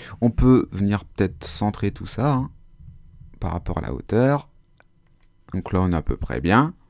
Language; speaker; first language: French; native; French